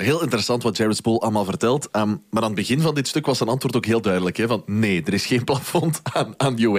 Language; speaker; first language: Dutch; native; Dutch